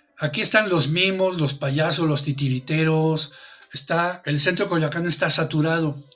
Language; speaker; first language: Spanish; native; Spanish